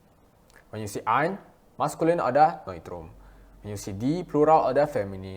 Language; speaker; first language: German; non-native, fluent; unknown